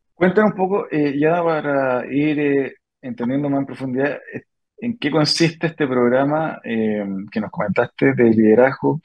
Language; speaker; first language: Spanish; native; Spanish